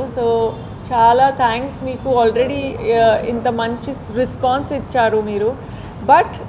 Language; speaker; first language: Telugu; non-native, fluent; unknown